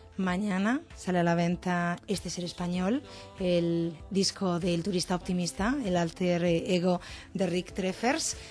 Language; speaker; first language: Spanish; native; Spanish